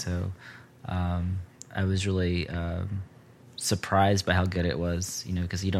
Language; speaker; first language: English; native; English